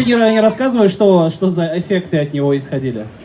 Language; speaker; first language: Russian; native; Russian